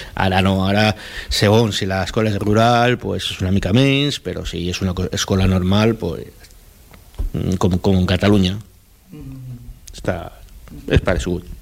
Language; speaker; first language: Catalan; non-native, local second language; Spanish